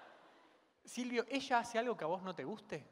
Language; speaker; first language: Spanish; native; Spanish